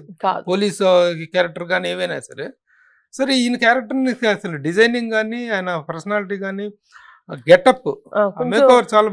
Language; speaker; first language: Telugu; native; Telugu